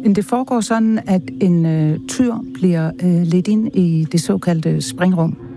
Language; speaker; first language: Danish; native; Danish